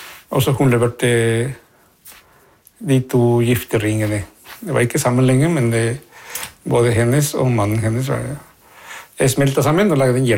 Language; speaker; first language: Norwegian; non-native, fluent; Spanish